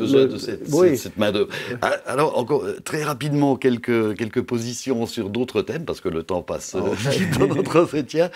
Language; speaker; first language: French; native; French